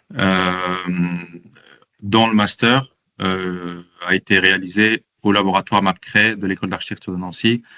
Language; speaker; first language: French; non-native, fluent; Arabic